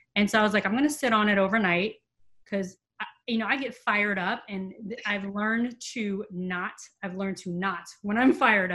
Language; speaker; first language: English; native; English